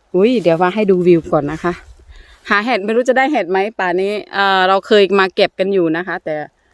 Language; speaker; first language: Thai; non-native, local second language; Northern Khmer